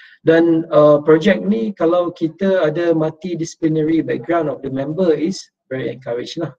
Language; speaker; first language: English; non-native, local second language; Malay